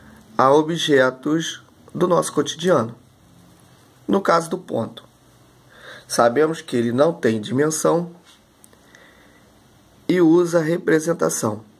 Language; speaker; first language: Portuguese; native; Portuguese